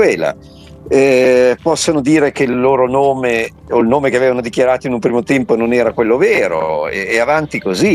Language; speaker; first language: Italian; native; Italian